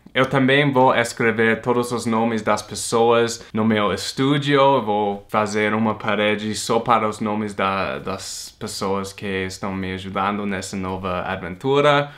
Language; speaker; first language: Portuguese; non-native, fluent; English